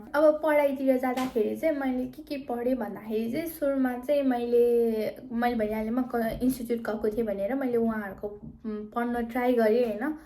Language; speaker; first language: Nepali; native; Nepali